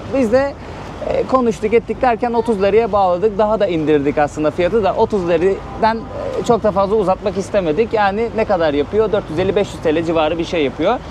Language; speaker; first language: Turkish; native; Turkish